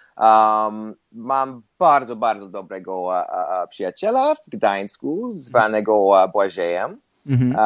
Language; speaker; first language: Polish; non-native, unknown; English